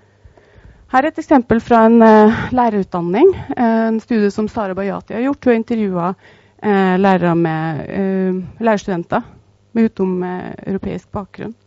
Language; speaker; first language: Norwegian; native; Norwegian